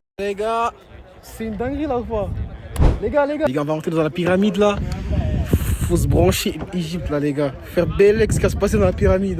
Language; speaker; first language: French; native; French